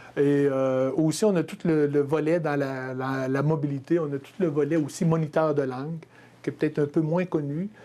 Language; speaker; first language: French; native; French